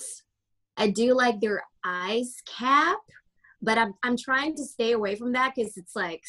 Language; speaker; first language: English; native; English